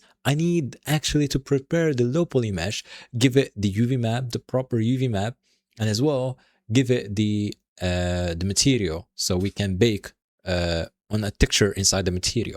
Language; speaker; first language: English; non-native, fluent; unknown